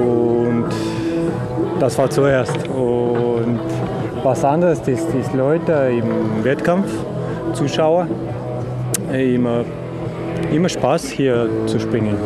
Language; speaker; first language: German; non-native, learner; Russian